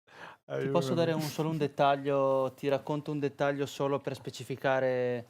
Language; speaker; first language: Italian; native; Italian